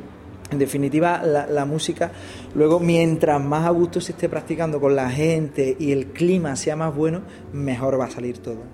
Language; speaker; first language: Spanish; native; Spanish